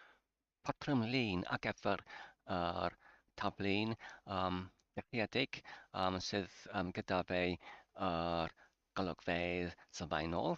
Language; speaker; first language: Welsh; non-native, learner; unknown